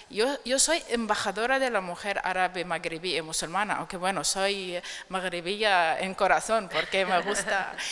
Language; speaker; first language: Spanish; non-native, fluent; Arabic